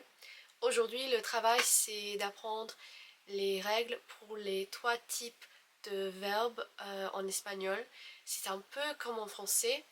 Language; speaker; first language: French; non-native, fluent; English